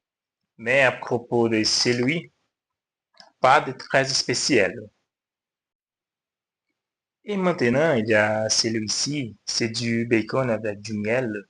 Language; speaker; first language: French; non-native, learner; Portuguese